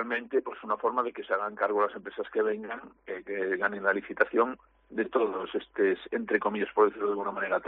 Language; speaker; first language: Spanish; native; Spanish